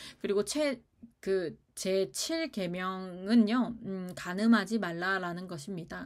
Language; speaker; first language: Korean; native; Korean